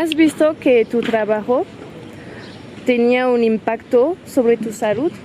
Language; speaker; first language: Spanish; non-native, learner; French